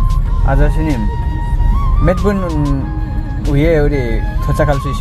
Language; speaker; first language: Korean; non-native, learner; Nepali